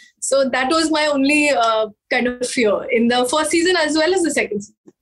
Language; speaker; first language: Hindi; non-native, local second language; Marathi